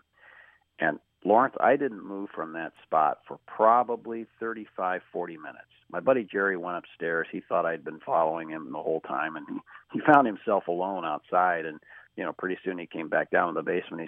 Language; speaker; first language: English; native; English